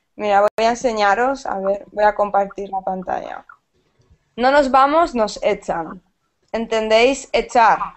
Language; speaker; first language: Spanish; native; Spanish